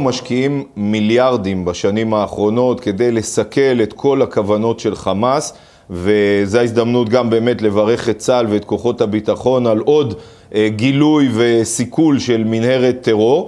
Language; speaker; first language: Hebrew; native; Hebrew